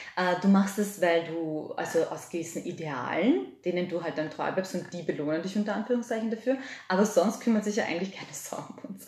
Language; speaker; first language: German; early bilingual, other home language; Serbian